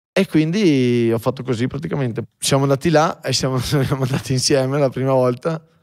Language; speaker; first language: Italian; native; Italian